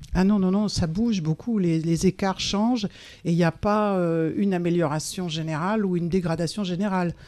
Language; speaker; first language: French; native; French